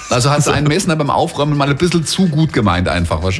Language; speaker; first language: German; native; German